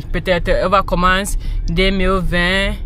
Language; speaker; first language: French; non-native, learner; English